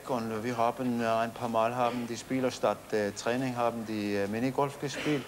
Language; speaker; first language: German; non-native, fluent; Danish